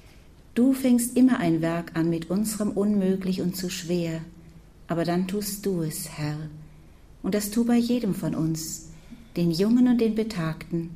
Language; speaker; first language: German; native; German